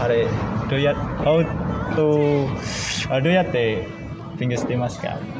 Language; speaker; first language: Japanese; non-native, learner; Indonesian